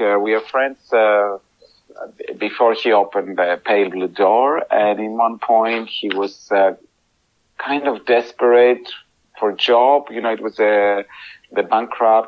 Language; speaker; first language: English; non-native, fluent; Greek